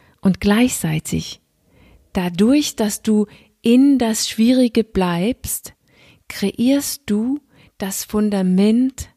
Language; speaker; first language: German; non-native, fluent; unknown